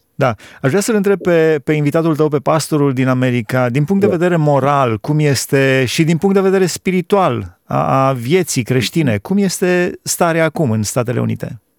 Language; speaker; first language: Romanian; native; Romanian